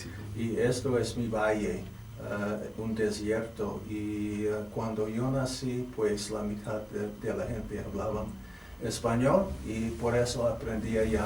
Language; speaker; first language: Spanish; non-native, fluent; English